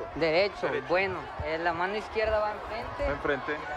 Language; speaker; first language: Spanish; native; Spanish